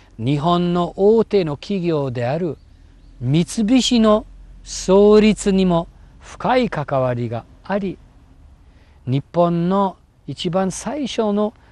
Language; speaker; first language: Japanese; non-native, fluent; English